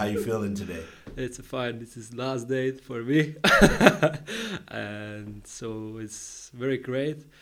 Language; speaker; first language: English; non-native, learner; Czech